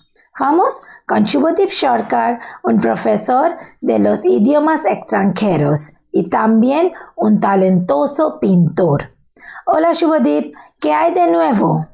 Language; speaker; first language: Spanish; non-native, learner; Bangla